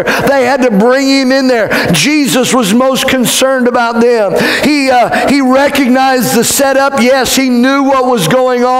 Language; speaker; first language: English; native; English